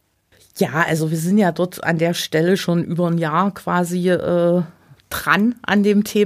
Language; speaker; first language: German; native; German